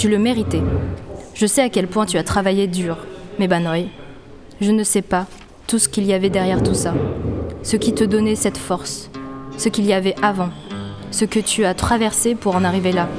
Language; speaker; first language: French; native; French